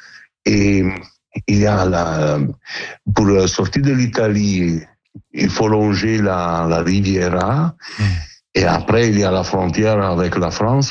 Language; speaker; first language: French; non-native, learner; Italian